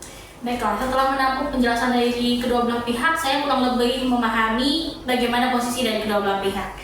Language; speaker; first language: Indonesian; native; Indonesian